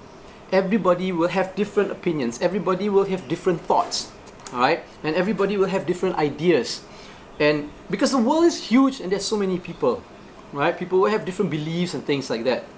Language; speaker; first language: English; non-native, local second language; Malay